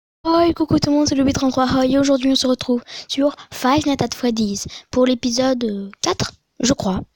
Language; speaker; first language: French; native; French